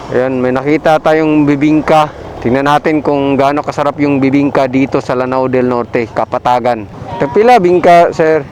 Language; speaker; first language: Filipino; non-native, local second language; Cebuano